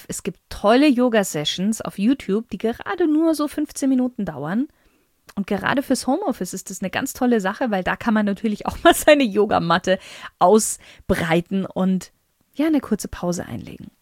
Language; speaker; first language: German; native; German